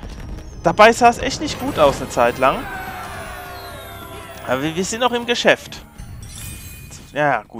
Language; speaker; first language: German; native; German